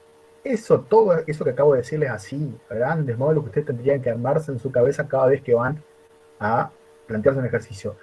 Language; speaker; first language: Spanish; native; Spanish